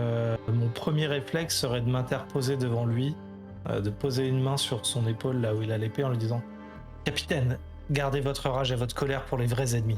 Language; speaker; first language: French; native; French